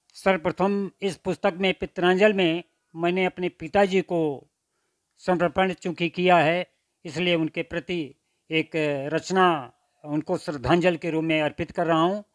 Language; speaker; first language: Hindi; native; Hindi